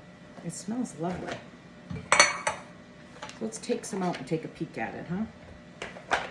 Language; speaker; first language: English; native; English